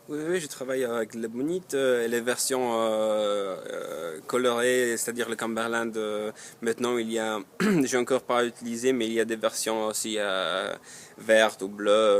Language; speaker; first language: French; non-native, fluent; Polish